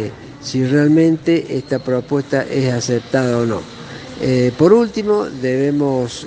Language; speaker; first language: Spanish; native; Spanish